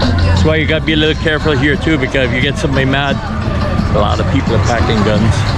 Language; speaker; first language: English; native; English